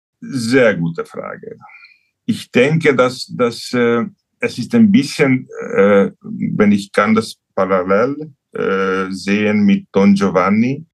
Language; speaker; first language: German; non-native, learner; Hungarian